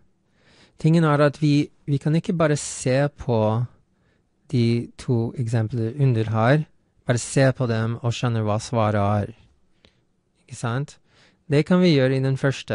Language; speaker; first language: Norwegian; non-native, fluent; English